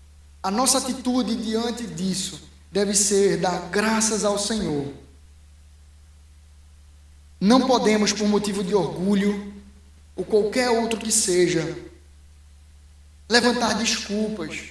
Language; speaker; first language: Portuguese; native; Portuguese